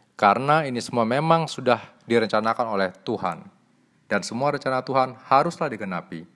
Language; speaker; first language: Indonesian; native; Indonesian